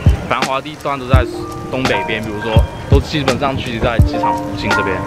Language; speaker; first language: Chinese; native; Chinese